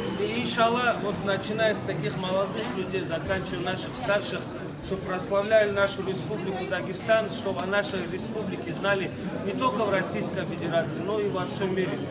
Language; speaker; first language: Russian; non-native, local second language; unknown